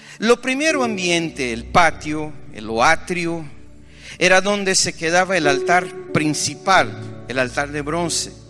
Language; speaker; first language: Spanish; non-native, fluent; Portuguese